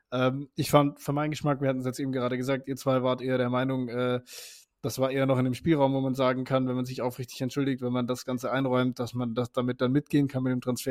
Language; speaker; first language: German; native; German